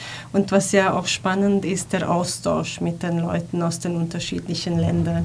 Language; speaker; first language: German; non-native, fluent; Hungarian